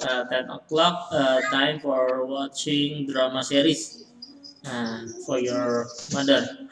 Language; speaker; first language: English; non-native, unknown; Indonesian